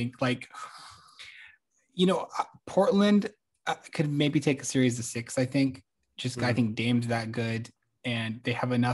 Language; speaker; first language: English; native; English